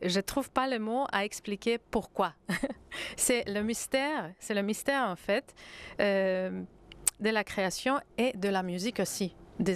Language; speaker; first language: French; non-native, fluent; Greek